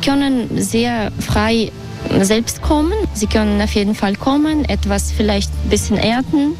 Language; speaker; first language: German; non-native, learner; Russian